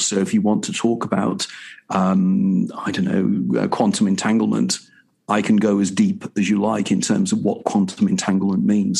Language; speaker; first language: English; native; English